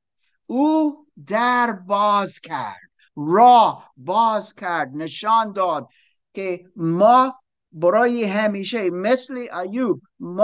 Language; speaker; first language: Persian; non-native, learner; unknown